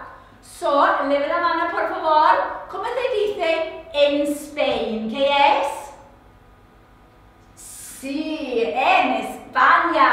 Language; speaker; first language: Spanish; non-native, learner; English